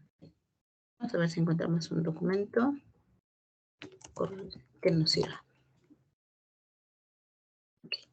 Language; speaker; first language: Spanish; native; Spanish